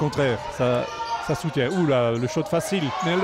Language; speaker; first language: French; native; French